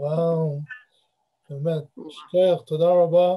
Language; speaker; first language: Hebrew; non-native, fluent; English